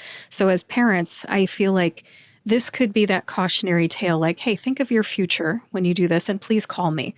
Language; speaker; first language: English; native; English